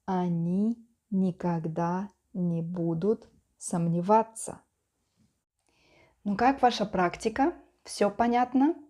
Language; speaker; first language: Russian; non-native, fluent; Spanish